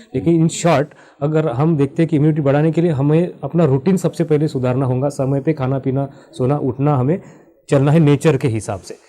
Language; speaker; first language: Hindi; non-native, local second language; Marathi